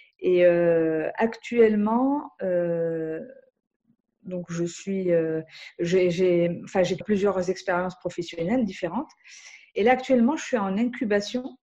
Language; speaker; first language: French; non-native, local second language; Arabic